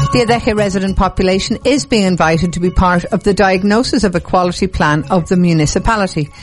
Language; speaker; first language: English; native; English